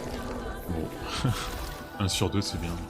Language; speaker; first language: French; native; French